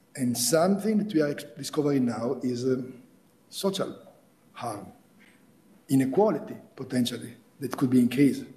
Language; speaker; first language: English; non-native, fluent; Italian